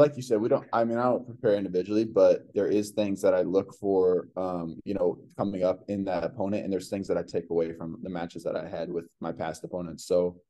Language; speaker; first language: English; native; English